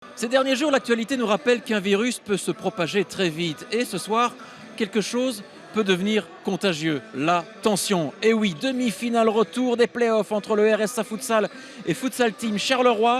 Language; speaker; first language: French; native; French